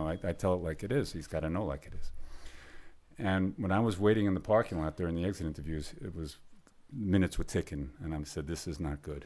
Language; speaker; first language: English; native; English